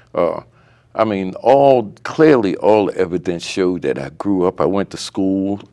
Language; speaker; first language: English; native; English